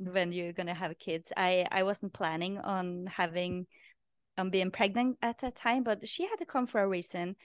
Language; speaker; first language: English; non-native, fluent; Norwegian